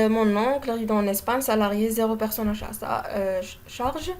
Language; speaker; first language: French; non-native, local second language; Arabic